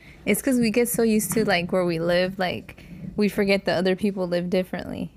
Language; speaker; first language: English; early bilingual, other home language; Spanish